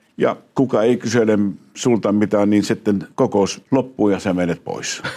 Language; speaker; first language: Finnish; non-native, fluent; Arabic